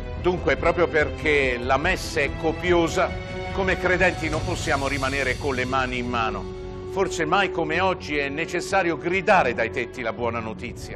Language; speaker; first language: Italian; native; Italian